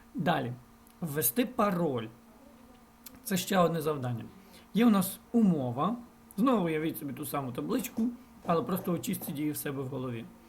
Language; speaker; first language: Ukrainian; non-native, local second language; Russian